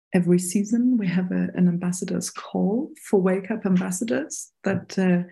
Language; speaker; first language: English; non-native, fluent; German